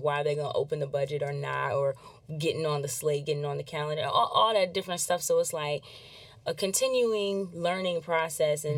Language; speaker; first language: English; native; English